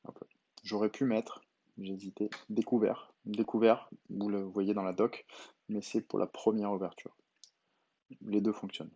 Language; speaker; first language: French; native; French